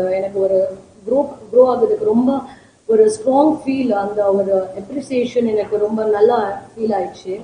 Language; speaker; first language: Tamil; non-native, learner; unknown